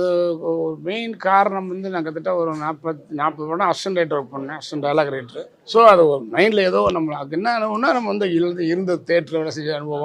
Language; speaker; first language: Tamil; native; Tamil